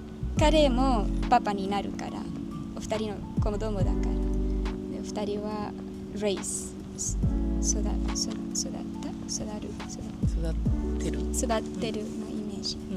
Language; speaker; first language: Japanese; non-native, learner; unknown